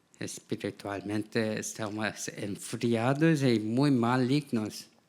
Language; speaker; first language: Spanish; non-native, learner; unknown